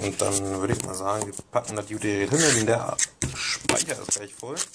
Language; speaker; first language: German; native; German